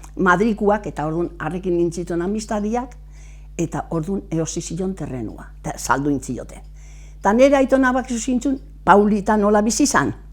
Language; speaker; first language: Basque; native; Basque